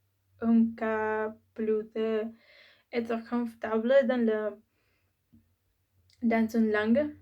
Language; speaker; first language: French; non-native, learner; Spanish